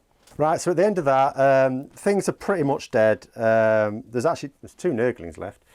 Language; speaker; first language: English; native; English